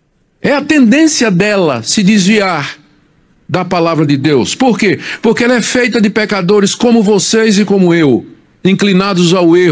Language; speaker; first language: Portuguese; native; Portuguese